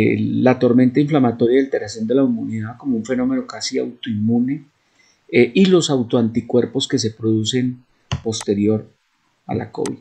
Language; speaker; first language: Spanish; native; Spanish